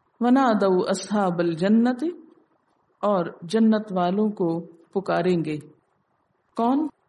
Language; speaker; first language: Urdu; native; Urdu